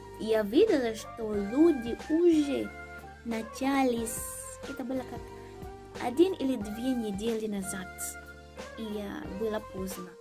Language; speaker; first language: Russian; non-native, learner; Swahili